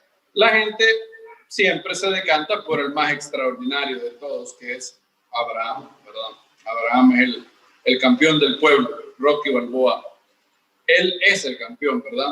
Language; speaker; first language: Spanish; native; Spanish